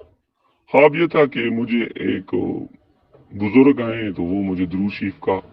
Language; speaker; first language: Urdu; native; Urdu